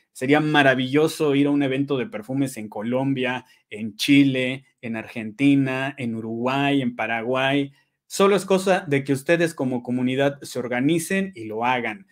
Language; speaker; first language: Spanish; native; Spanish